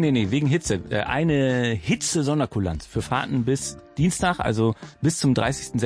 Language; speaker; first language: German; native; German